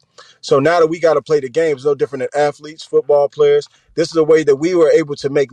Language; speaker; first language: English; native; English